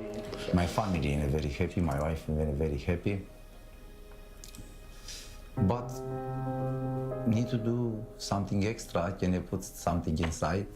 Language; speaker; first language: English; non-native, learner; Romanian